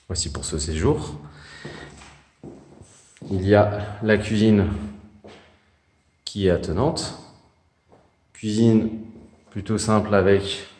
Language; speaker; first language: French; native; French